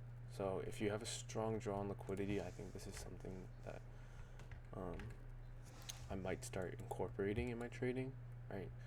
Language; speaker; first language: English; native; English